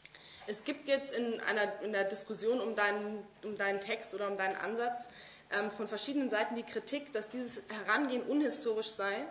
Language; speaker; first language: German; native; German